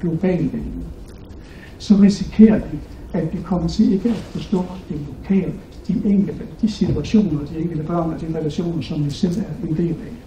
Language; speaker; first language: Danish; native; Danish